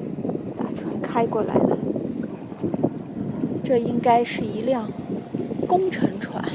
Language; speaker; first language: Chinese; native; Chinese